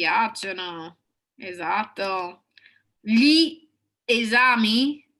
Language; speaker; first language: Italian; non-native, fluent; English